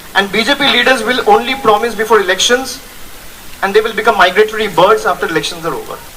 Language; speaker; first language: English; non-native, local second language; Bangla